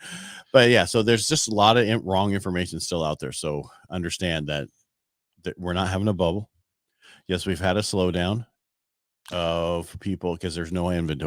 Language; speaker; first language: English; native; English